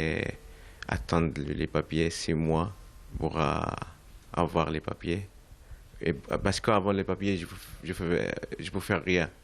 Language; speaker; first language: French; non-native, learner; Arabic